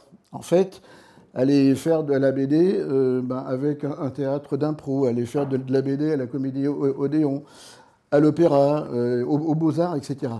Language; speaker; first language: French; native; French